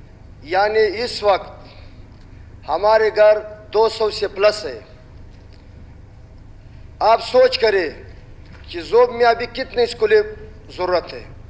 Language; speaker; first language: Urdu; non-native, local second language; Pashto